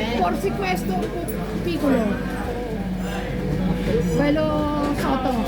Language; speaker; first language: Italian; non-native, learner; Filipino